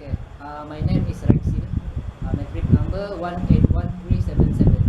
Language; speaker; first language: English; non-native, learner; Malay